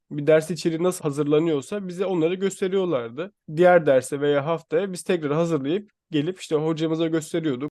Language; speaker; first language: Turkish; native; Turkish